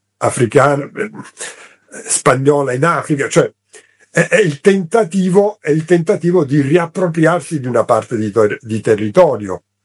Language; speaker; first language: Italian; native; Italian